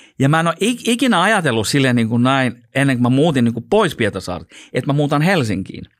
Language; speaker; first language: Finnish; non-native, local second language; Swedish